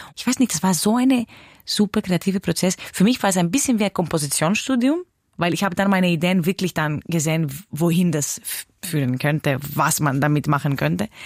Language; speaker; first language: German; non-native, fluent; Greek